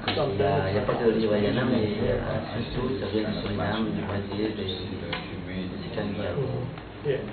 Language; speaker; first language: French; non-native, local second language; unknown